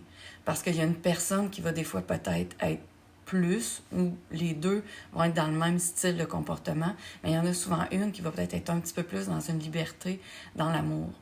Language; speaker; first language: French; native; French